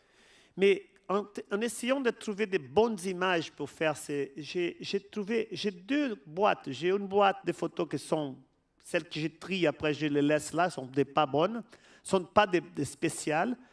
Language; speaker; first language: French; non-native, fluent; Portuguese